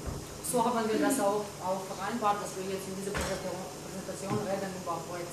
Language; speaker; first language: German; non-native, learner; Russian